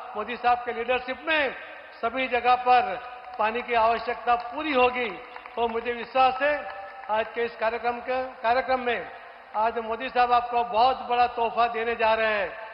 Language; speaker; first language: Hindi; non-native, local second language; Marathi